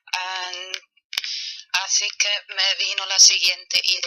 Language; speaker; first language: Spanish; non-native, fluent; German